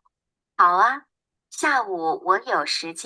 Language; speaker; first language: Chinese; non-native, learner; Bangla